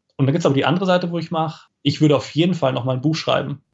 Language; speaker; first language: German; native; German